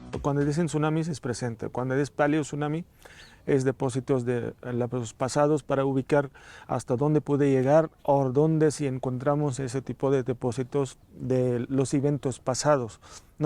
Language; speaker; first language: Spanish; non-native, fluent; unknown